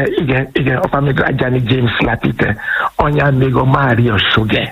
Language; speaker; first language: Hungarian; non-native, fluent; Yoruba